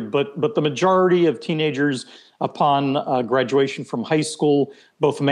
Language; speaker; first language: English; non-native, fluent; Hebrew